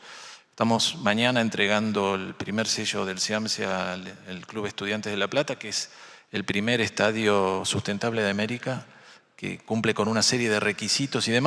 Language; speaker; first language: Spanish; native; Spanish